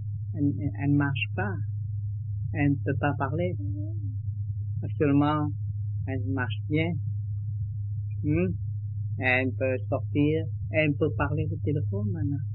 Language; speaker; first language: French; non-native, learner; Vietnamese